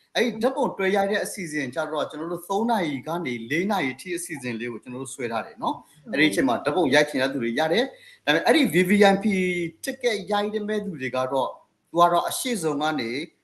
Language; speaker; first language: Burmese; non-native, local second language; S'gaw Karen